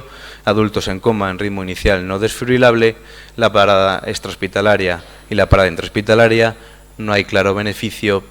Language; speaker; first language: Spanish; native; Spanish